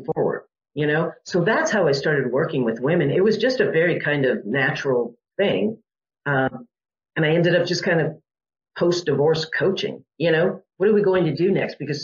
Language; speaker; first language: English; native; English